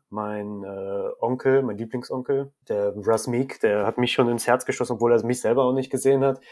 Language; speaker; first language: German; native; German